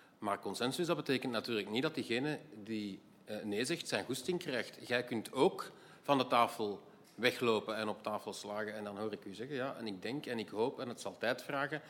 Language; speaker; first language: Dutch; native; Dutch